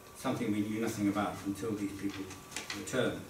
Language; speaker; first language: English; early bilingual, other home language; Dutch